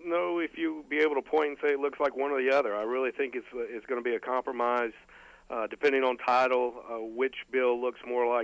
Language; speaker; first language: English; native; English